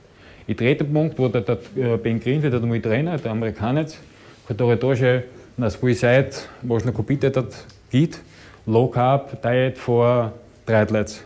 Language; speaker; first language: Russian; non-native, learner; German